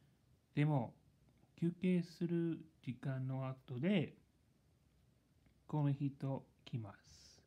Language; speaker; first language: Japanese; non-native, learner; English